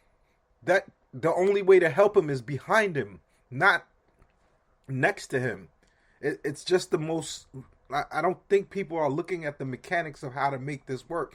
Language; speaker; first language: English; native; English